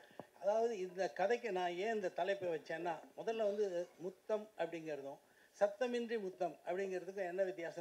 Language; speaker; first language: Tamil; native; Tamil